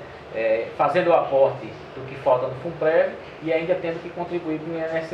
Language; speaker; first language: Portuguese; native; Portuguese